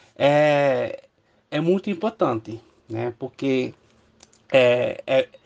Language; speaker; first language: Portuguese; non-native, fluent; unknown